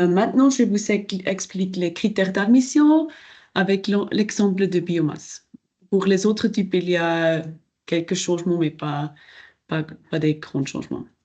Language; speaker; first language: French; non-native, local second language; German